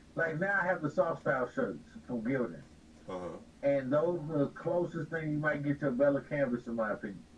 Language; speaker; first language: English; native; English